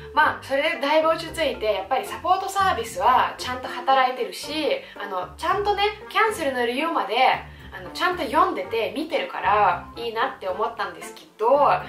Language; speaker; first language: Japanese; non-native, fluent; Russian